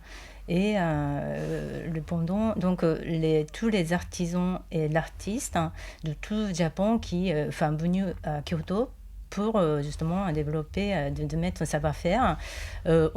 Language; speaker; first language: French; non-native, fluent; Japanese